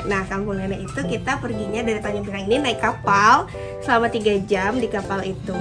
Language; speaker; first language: Indonesian; native; Indonesian